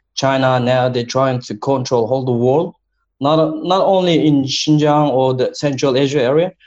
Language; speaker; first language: English; non-native, learner; Chinese